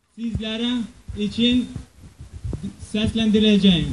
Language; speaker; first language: Turkish; non-native, learner; Arabic